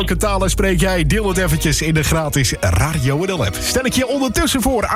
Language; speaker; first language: Dutch; native; Dutch